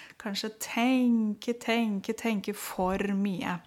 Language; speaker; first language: Norwegian; non-native, fluent; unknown